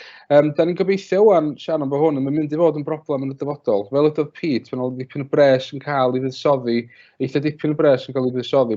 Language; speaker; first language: Welsh; native; Welsh